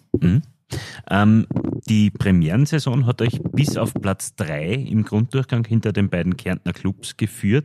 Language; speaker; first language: German; native; German